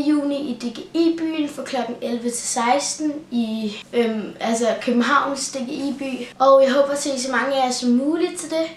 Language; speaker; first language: Danish; native; Danish